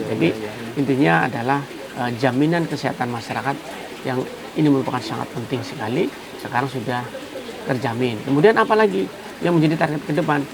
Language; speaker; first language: Indonesian; native; Indonesian